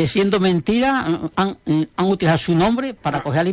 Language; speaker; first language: Spanish; native; Spanish